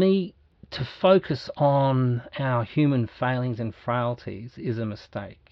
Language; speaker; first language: English; native; English